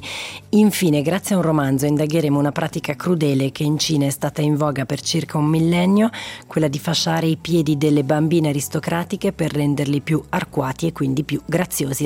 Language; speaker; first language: Italian; native; Italian